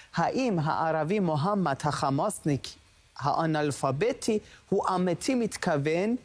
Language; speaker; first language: Hebrew; non-native, fluent; Persian